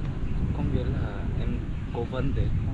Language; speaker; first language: Vietnamese; non-native, learner; Korean